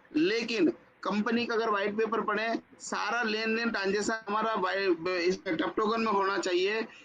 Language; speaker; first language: Hindi; native; Hindi